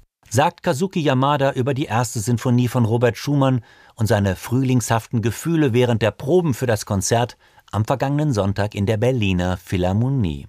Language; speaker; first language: German; native; German